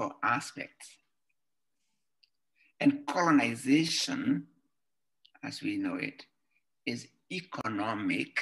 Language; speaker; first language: English; non-native, local second language; Kikuyu